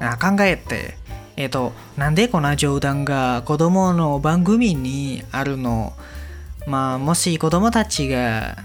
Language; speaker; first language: Japanese; non-native, learner; Indonesian